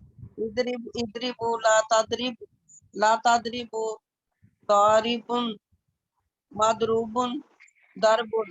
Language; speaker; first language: Arabic; non-native, learner; Urdu